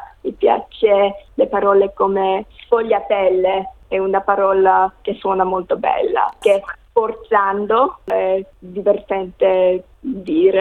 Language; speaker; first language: Italian; non-native, learner; English